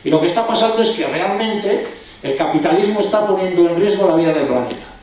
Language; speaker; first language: Spanish; non-native, local second language; Basque